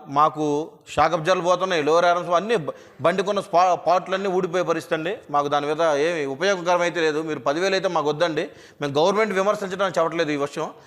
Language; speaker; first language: Telugu; native; Telugu